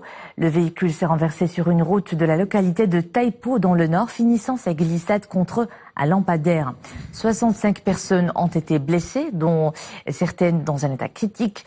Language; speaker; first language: French; non-native, local second language; Arabic